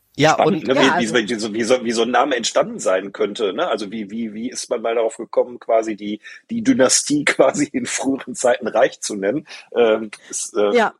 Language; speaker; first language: German; native; German